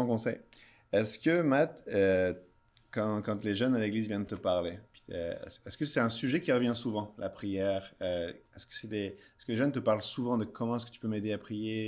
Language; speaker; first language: French; native; French